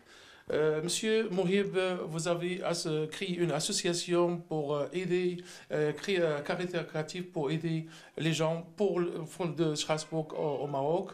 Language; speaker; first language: French; non-native, local second language; Arabic